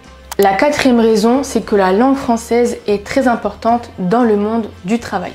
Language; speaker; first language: French; native; French